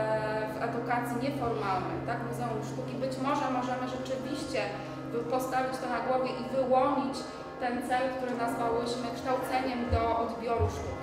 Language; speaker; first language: Polish; native; Polish